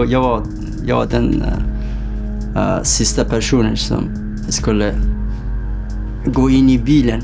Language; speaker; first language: Swedish; non-native, learner; Persian